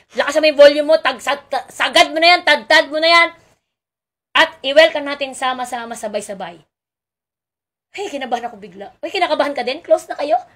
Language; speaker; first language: Filipino; native; Filipino